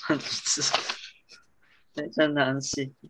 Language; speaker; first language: Chinese; early bilingual, heritage; Chinese